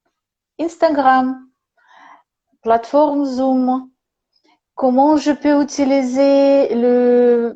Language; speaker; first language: French; non-native, learner; Russian